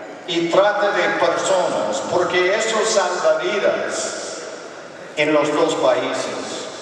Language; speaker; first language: Spanish; non-native, learner; English